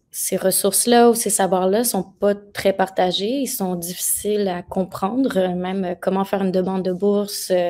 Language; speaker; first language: French; native; French